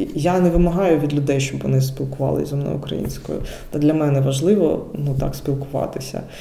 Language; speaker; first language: Ukrainian; non-native, local second language; Russian